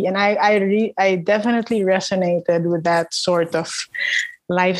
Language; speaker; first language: English; non-native, local second language; Filipino